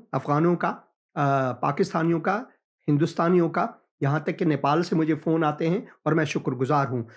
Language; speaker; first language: Urdu; non-native, fluent; Persian